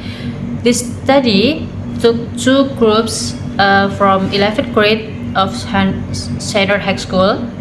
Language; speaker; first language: English; non-native, learner; Indonesian